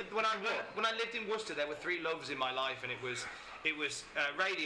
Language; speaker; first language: English; native; English